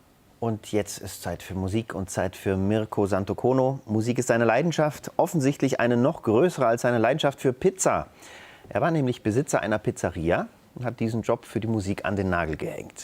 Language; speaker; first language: German; native; German